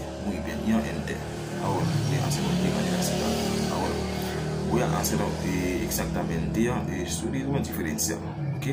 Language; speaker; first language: Spanish; non-native, learner; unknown